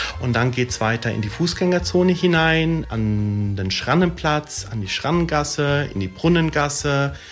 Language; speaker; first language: German; early bilingual, other home language; Italian